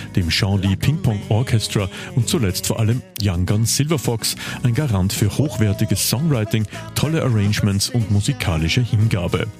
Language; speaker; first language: German; native; German